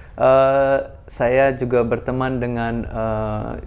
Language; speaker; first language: Indonesian; early bilingual, other home language; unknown